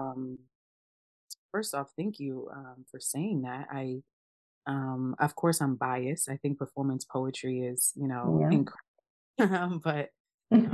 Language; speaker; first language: English; early bilingual, other home language; Akan